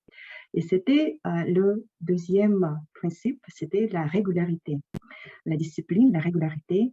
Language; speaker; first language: French; non-native, fluent; Russian